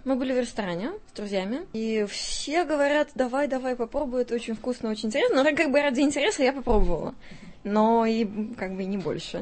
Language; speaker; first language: Russian; native; Russian